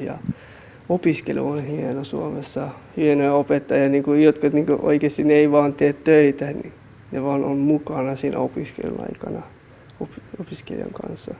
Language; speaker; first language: Finnish; non-native, fluent; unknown